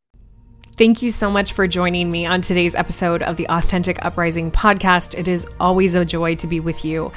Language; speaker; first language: English; native; English